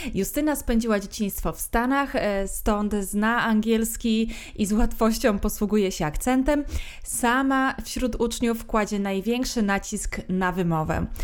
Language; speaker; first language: Polish; native; Polish